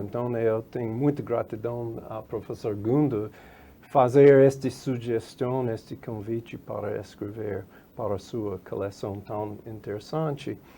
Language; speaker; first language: Portuguese; non-native, fluent; English